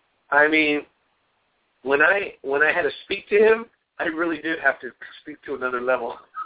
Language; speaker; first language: English; native; English